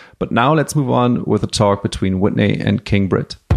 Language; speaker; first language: English; non-native, fluent; German